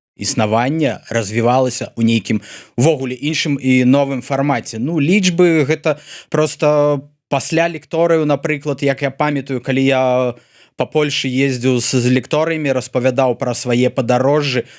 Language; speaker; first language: Belarusian; non-native, local second language; Russian